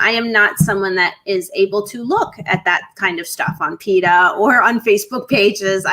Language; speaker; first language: English; native; English